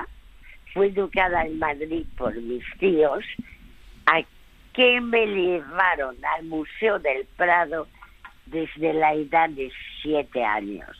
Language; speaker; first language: Spanish; early bilingual, other home language; French